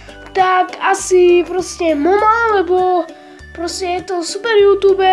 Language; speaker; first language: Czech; non-native, learner; Slovak